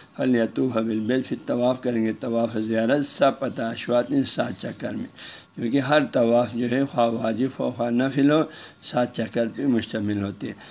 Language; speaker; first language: Urdu; non-native, local second language; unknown